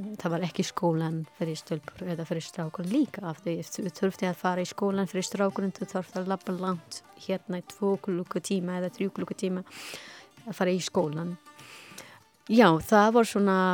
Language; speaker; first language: Icelandic; non-native, learner; Persian